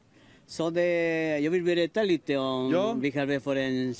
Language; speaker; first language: Swedish; non-native, learner; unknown